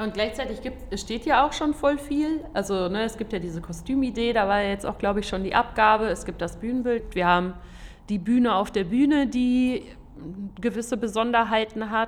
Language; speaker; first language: German; native; German